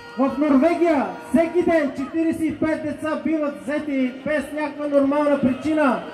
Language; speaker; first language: Bulgarian; native; Bulgarian